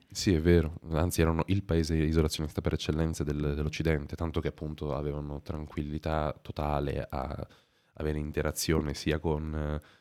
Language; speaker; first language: Italian; native; Italian